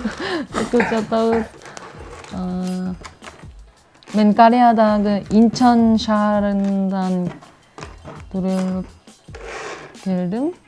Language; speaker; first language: Kyrgyz; non-native, fluent; Korean